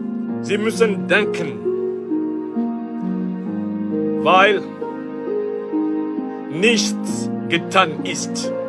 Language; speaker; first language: German; non-native, learner; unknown